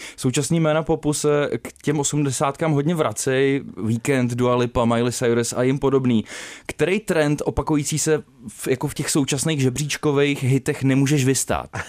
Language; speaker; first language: Czech; native; Czech